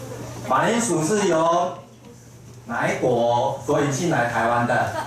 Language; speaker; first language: Chinese; native; Chinese